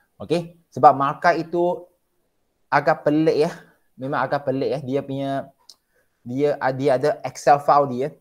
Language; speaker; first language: Malay; non-native, local second language; Chinese